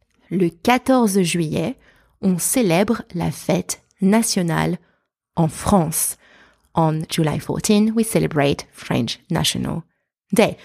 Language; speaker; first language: French; native; French